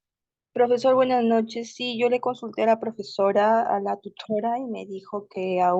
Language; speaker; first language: Spanish; native; Spanish